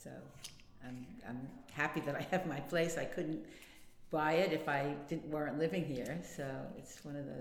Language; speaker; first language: English; native; English